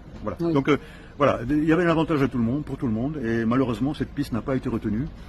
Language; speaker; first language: French; native; French